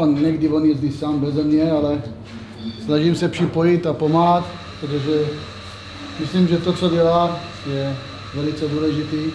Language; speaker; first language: Czech; non-native, fluent; Hebrew